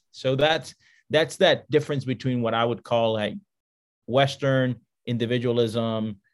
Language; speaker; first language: English; early bilingual, other home language; Spanish